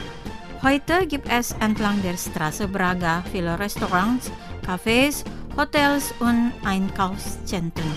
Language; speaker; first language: German; non-native, fluent; Indonesian